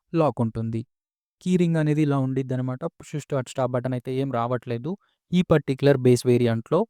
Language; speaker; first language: Telugu; native; Telugu